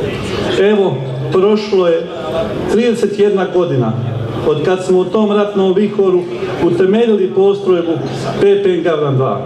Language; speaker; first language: Croatian; native; Croatian